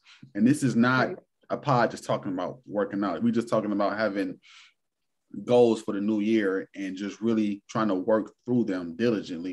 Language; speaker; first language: English; native; English